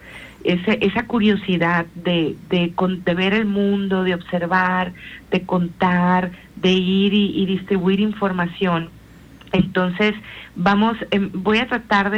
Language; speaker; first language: Spanish; native; Spanish